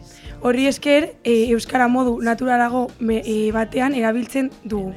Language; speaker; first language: Basque; non-native, local second language; Spanish